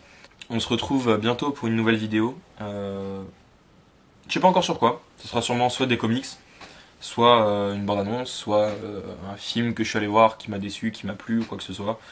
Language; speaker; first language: French; native; French